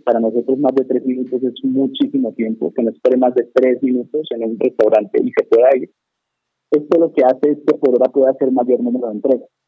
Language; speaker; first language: Spanish; native; Spanish